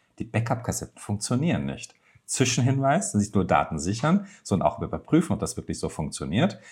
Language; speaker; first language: German; non-native, fluent; Turkish